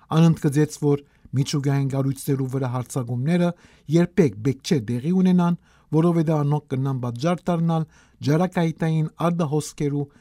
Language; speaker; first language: Armenian; early bilingual, heritage; Armenian